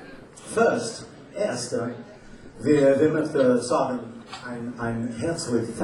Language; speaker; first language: German; non-native, learner; English